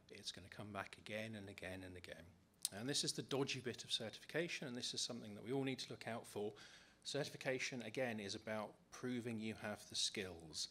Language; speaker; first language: English; native; English